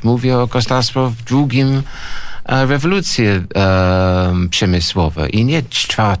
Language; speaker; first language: Polish; non-native, fluent; English